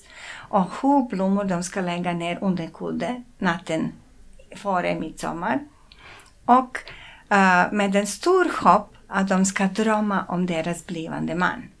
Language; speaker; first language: Swedish; non-native, fluent; Serbian